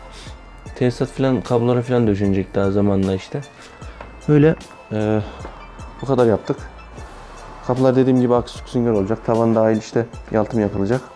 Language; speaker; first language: Turkish; native; Turkish